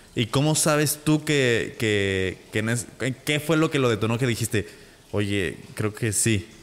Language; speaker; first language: Spanish; native; Spanish